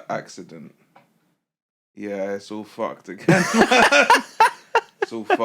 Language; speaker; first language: English; native; English